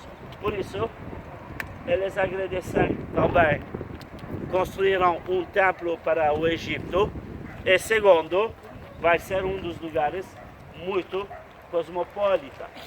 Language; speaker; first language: Portuguese; non-native, fluent; Turkish